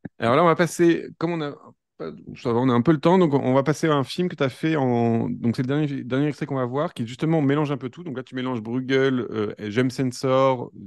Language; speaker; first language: French; native; French